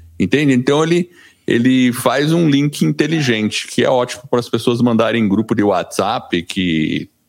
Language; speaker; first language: Portuguese; early bilingual, other home language; English